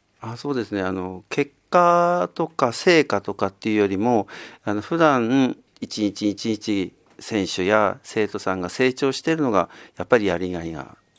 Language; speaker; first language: Japanese; native; Japanese